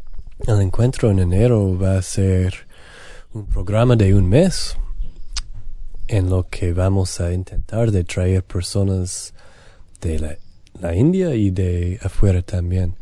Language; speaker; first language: Spanish; non-native, learner; English